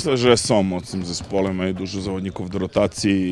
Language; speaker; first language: Polish; non-native, learner; Serbian